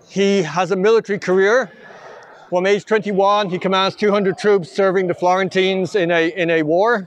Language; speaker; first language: English; native; English